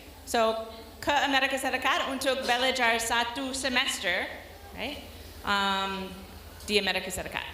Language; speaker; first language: Indonesian; non-native, learner; English